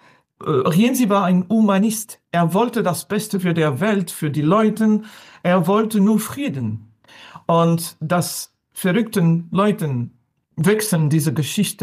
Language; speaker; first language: German; non-native, learner; French